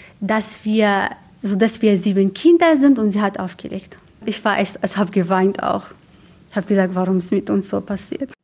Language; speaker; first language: German; non-native, learner; Arabic